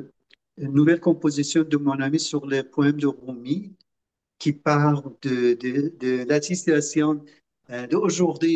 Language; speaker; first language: French; non-native, fluent; Persian